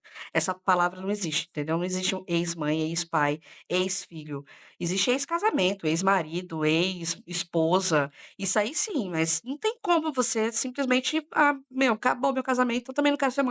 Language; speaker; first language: Portuguese; native; Portuguese